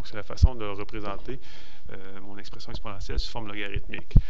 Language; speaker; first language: French; native; French